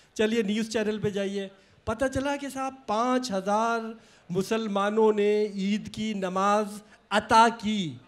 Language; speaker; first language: Hindi; native; Hindi